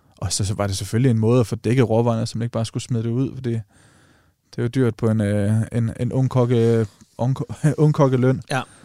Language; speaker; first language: Danish; native; Danish